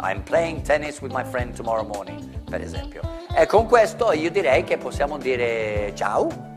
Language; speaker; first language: Italian; non-native, fluent; English